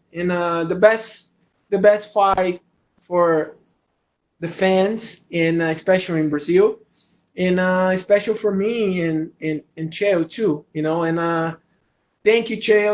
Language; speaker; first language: English; non-native, learner; Portuguese